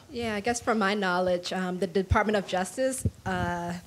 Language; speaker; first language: English; native; English